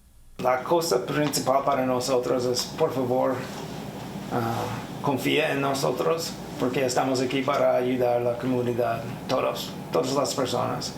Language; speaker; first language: Spanish; non-native, learner; English